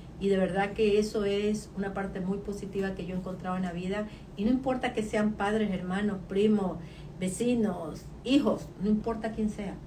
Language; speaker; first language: Spanish; native; Spanish